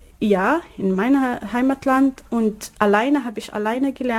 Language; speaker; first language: German; non-native, learner; Arabic